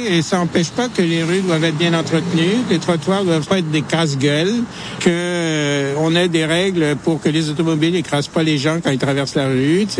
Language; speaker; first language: French; native; French